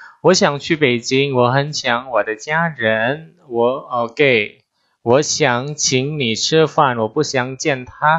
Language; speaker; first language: Chinese; non-native, fluent; Indonesian